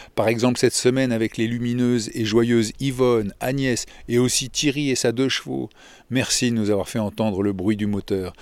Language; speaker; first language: French; native; French